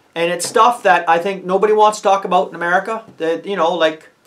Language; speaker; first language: English; native; English